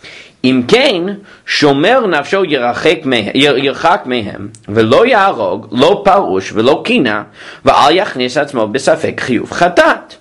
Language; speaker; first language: Hebrew; non-native, fluent; English